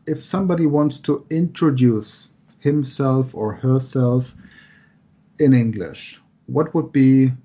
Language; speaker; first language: English; non-native, fluent; German